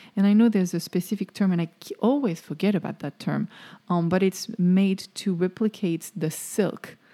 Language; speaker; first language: English; non-native, fluent; French